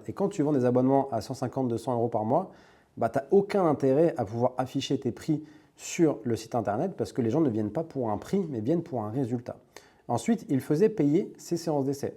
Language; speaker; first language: French; native; French